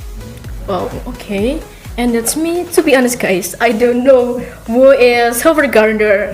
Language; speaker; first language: English; non-native, learner; Indonesian